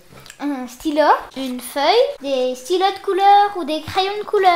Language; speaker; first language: French; native; French